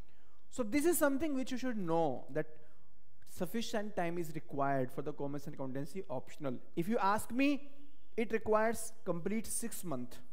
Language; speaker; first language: English; non-native, local second language; Hindi